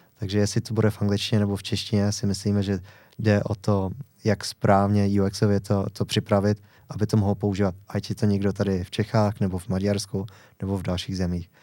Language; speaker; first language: Czech; non-native, fluent; English